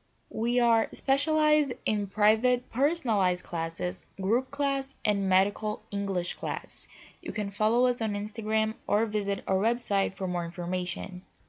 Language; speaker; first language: English; non-native, fluent; Portuguese